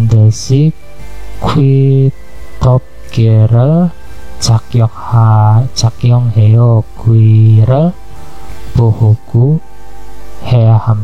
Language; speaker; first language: Korean; non-native, learner; Indonesian